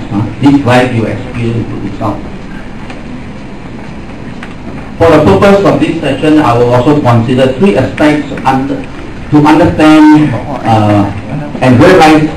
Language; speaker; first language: English; non-native, local second language; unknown